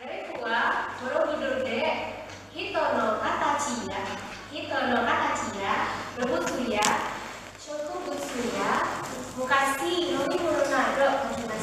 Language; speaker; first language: Japanese; non-native, learner; Indonesian